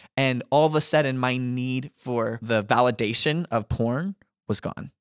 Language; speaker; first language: English; native; English